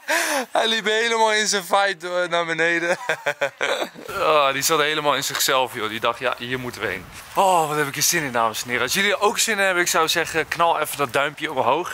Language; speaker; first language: Dutch; native; Dutch